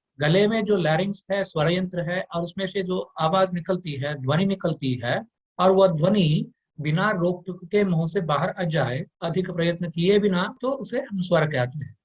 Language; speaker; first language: Hindi; non-native, local second language; Kannada